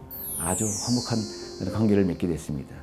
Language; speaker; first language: Korean; native; Korean